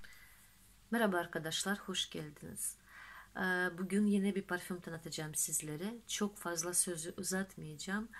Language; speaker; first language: Turkish; non-native, fluent; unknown